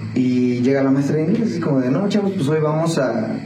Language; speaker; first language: Spanish; native; Spanish